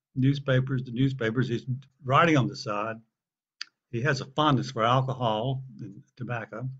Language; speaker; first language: English; native; English